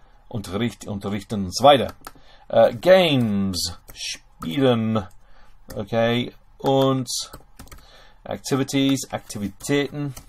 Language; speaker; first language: German; non-native, fluent; English